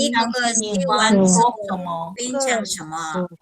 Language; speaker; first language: Chinese; non-native, learner; Filipino